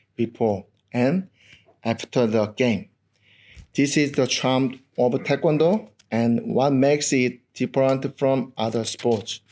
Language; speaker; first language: English; non-native, learner; Korean